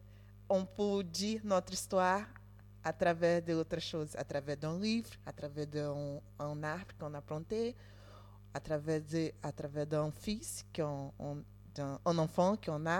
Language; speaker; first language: French; non-native, fluent; Spanish